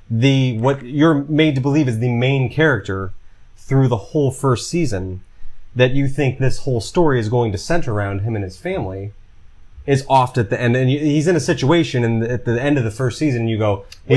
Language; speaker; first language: English; native; English